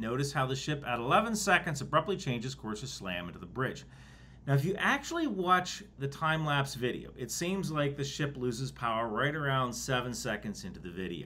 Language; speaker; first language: English; native; English